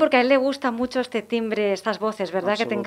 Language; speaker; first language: Spanish; native; Spanish